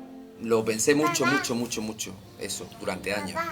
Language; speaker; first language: Spanish; native; Spanish